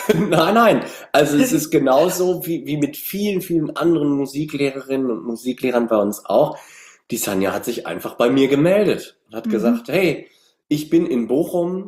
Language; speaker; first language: German; native; German